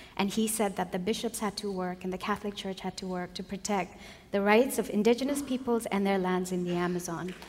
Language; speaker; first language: English; non-native, local second language; Nepali